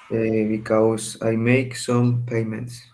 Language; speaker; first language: English; non-native, learner; Spanish